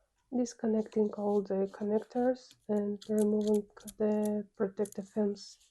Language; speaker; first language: English; non-native, fluent; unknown